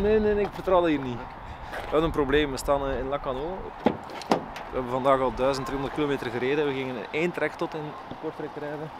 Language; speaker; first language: Dutch; native; Dutch